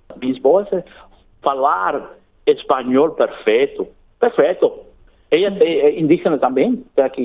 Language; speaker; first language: Portuguese; non-native, learner; English